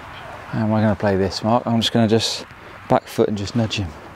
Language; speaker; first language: English; native; English